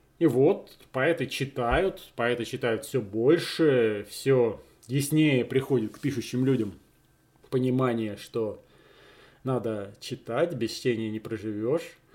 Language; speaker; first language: Russian; native; Russian